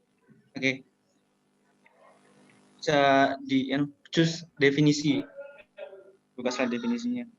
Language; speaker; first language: Indonesian; native; Indonesian